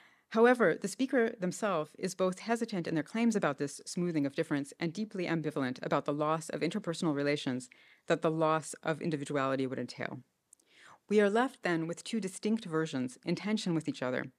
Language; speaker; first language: English; native; English